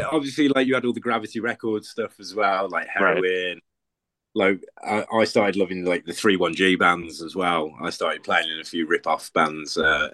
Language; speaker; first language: English; native; English